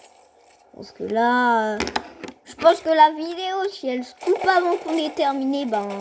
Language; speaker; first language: French; native; French